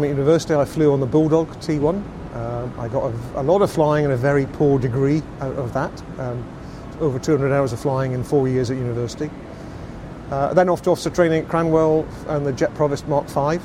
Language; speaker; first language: English; native; English